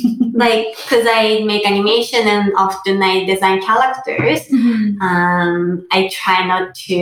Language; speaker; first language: English; non-native, fluent; Japanese